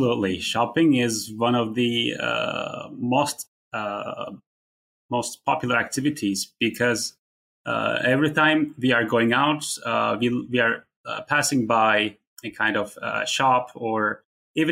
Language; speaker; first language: English; non-native, fluent; Turkish